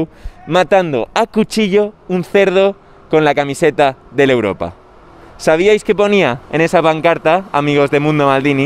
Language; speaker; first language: Spanish; native; Spanish